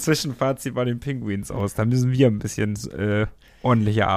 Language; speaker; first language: German; native; German